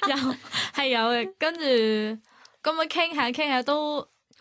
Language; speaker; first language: Cantonese; non-native, fluent; Thai